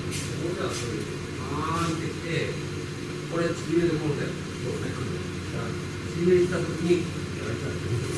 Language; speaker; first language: Japanese; native; Japanese